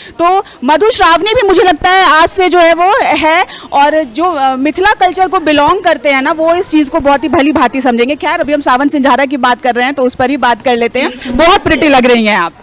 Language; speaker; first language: Hindi; native; Hindi